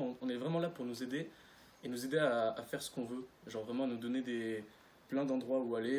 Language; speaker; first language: French; native; French